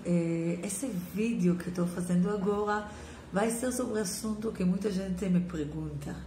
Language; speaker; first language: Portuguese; non-native, fluent; Hebrew